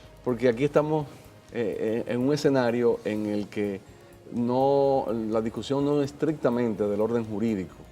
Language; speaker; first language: Spanish; native; Spanish